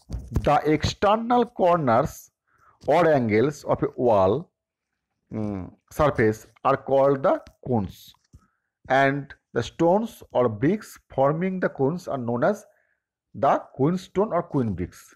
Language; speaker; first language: English; non-native, local second language; Bangla